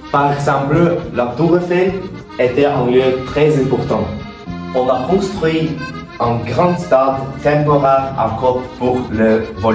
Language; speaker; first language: French; non-native, learner; Norwegian